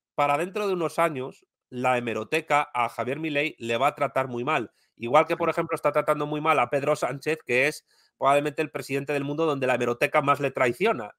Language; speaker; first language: Spanish; native; Spanish